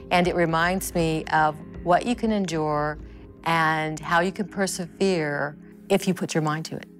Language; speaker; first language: English; native; English